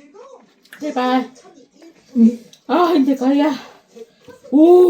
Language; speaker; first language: Filipino; non-native, learner; Korean